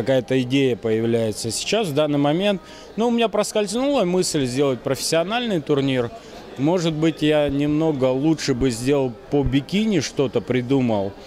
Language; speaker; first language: Russian; native; Russian